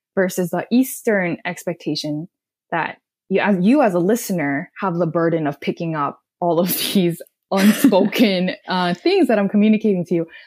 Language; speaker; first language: English; non-native, fluent; Korean